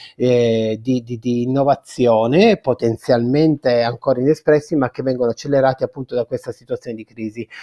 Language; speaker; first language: Italian; native; Italian